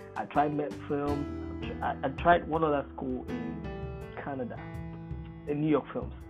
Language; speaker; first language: English; non-native, local second language; Yoruba